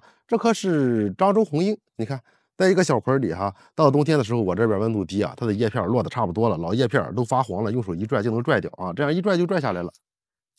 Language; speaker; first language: Chinese; native; Chinese